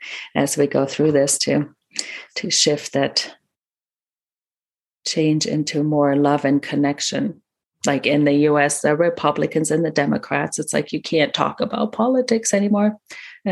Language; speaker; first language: English; non-native, fluent; German